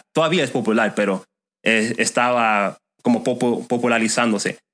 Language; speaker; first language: Spanish; non-native, fluent; English